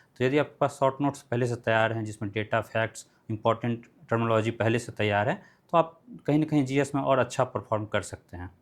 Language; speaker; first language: Hindi; non-native, local second language; Maithili